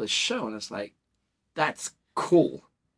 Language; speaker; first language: English; native; English